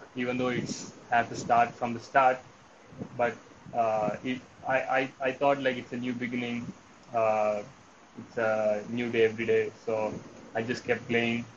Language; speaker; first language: English; non-native, local second language; Tamil